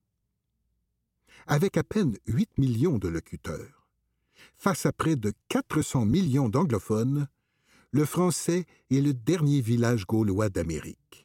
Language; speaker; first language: French; native; French